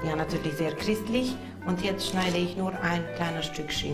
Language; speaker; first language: German; non-native, local second language; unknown